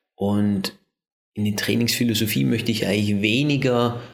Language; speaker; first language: German; native; German